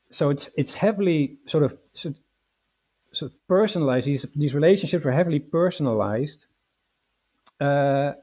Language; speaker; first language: English; non-native, fluent; Dutch